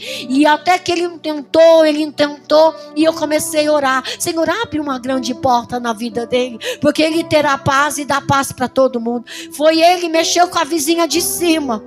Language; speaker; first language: Portuguese; native; Portuguese